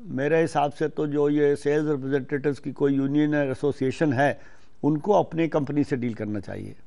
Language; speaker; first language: Hindi; native; Hindi